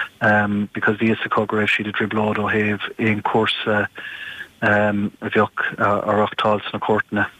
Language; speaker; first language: Irish; non-native, local second language; English